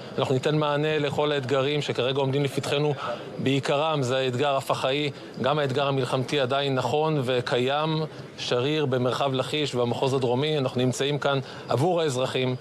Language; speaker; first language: Hebrew; native; Hebrew